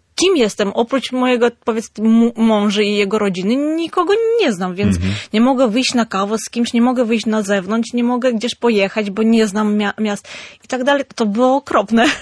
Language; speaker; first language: Polish; non-native, fluent; Armenian